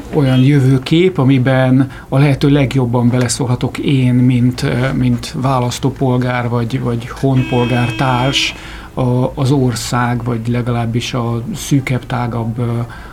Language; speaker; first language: Hungarian; native; Hungarian